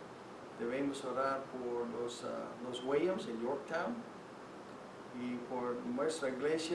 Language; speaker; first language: Spanish; non-native, fluent; English